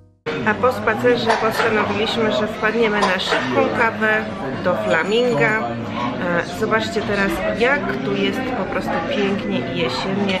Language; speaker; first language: Polish; native; Polish